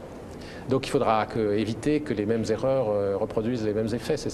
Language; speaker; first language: French; native; French